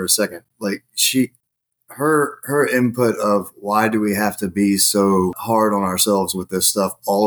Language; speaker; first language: English; native; English